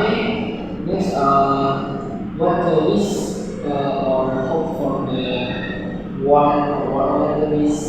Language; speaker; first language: English; non-native, learner; Indonesian